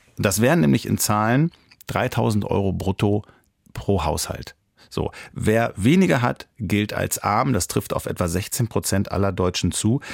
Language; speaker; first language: German; native; German